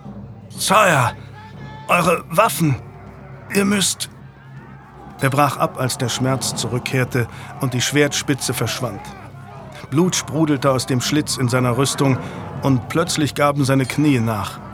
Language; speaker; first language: German; native; German